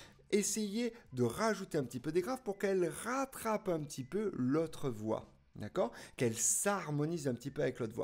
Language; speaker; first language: French; native; French